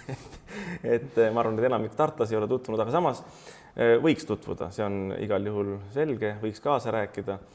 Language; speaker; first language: Estonian; native; Estonian